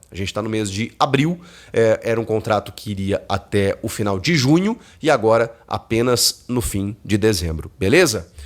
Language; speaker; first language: Portuguese; native; Portuguese